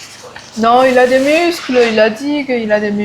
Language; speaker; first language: French; early bilingual, other home language; Chinese